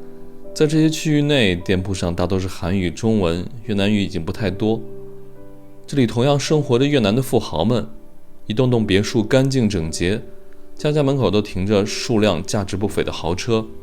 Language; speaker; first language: Chinese; native; Chinese